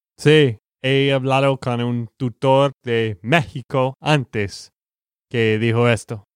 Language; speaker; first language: Spanish; non-native, learner; English